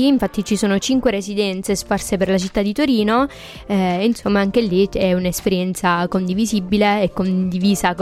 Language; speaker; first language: Italian; native; Italian